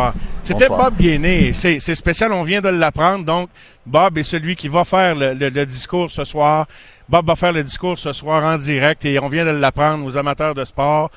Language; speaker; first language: French; native; French